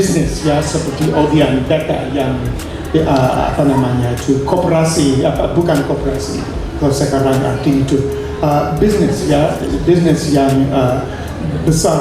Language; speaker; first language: Indonesian; non-native, fluent; English